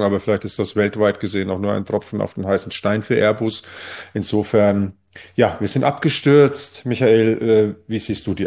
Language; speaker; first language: German; native; German